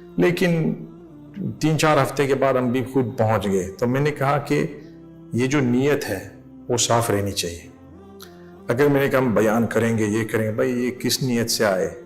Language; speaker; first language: Urdu; non-native, fluent; English